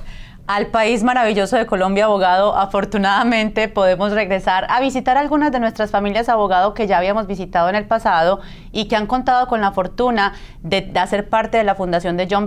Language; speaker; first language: Spanish; native; Spanish